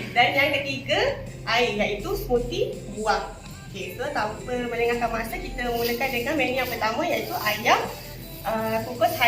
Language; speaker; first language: Malay; native; Malay